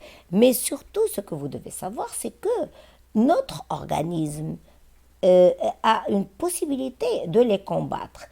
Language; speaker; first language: French; non-native, local second language; Arabic